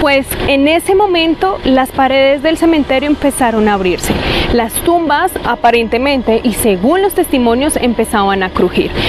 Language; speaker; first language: Spanish; native; Spanish